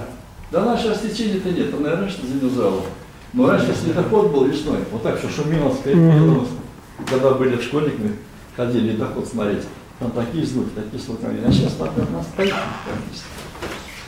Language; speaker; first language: Russian; native; Russian